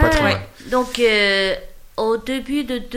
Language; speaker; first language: French; non-native, learner; Chinese